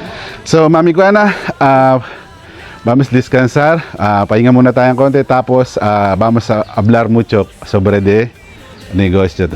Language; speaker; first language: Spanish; non-native, learner; Pampanga